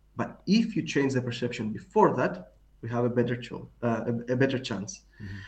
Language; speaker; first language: English; non-native, fluent; Greek